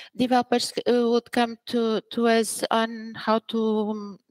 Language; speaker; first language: English; early bilingual, other home language; Portuguese